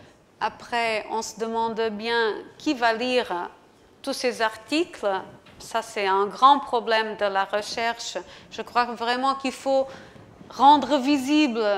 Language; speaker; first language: French; non-native, fluent; Portuguese